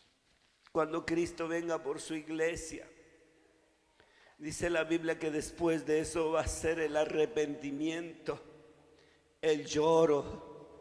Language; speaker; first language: Spanish; native; Spanish